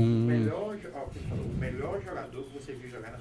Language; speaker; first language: Portuguese; native; Portuguese